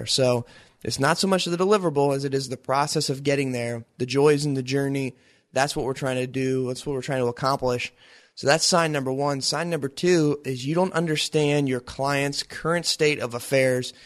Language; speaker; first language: English; native; English